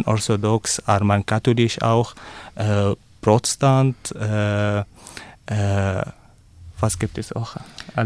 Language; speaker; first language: German; non-native, learner; Arabic